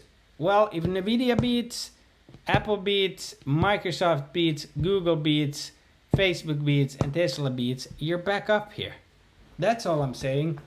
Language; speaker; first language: English; native; English